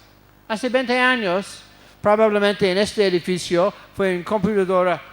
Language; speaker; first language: Spanish; non-native, fluent; English